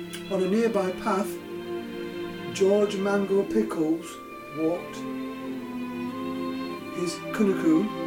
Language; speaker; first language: English; native; English